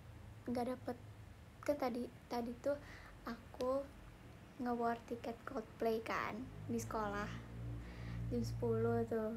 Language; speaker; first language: Indonesian; native; Indonesian